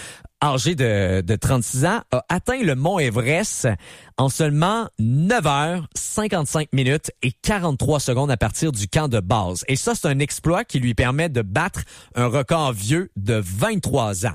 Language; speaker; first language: French; native; French